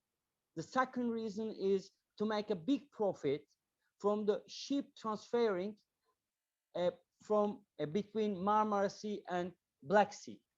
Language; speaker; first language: English; non-native, learner; Turkish